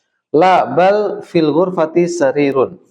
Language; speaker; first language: Arabic; non-native, fluent; Indonesian